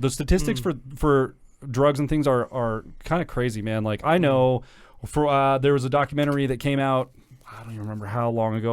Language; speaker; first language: English; native; English